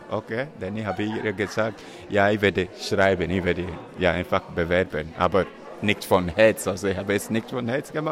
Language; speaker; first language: German; non-native, learner; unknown